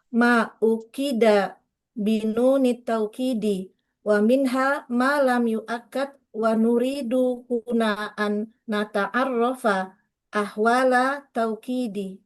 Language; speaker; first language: Arabic; non-native, learner; Indonesian